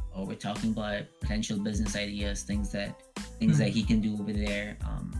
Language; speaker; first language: English; early bilingual, other home language; Hindi